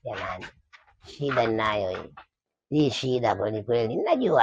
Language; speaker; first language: Swahili; native; Swahili